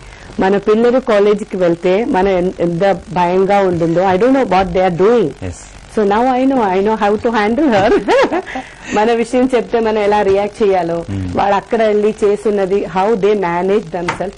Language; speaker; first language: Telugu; non-native, fluent; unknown